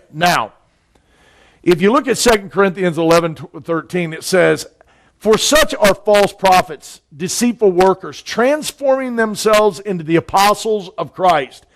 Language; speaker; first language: English; native; English